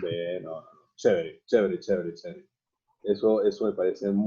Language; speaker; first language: Spanish; native; Spanish